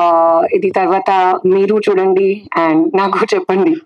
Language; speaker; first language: Telugu; non-native, fluent; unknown